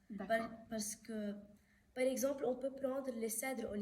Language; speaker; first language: French; non-native, local second language; Arabic